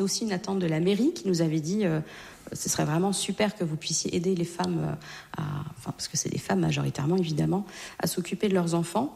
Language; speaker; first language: French; native; French